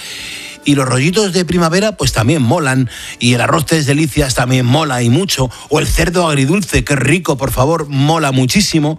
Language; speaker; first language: Spanish; native; Spanish